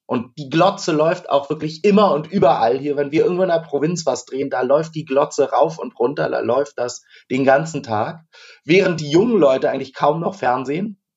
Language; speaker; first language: German; native; German